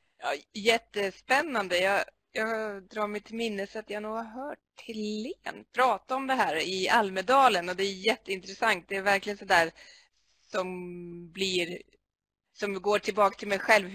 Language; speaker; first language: Swedish; native; Swedish